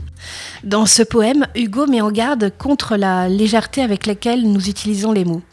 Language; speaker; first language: French; native; French